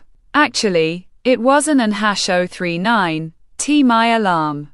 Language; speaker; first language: English; native; English